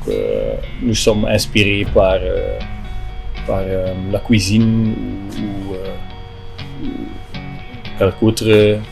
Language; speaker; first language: French; non-native, local second language; Dutch